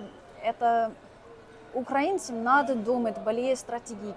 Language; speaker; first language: Russian; non-native, fluent; English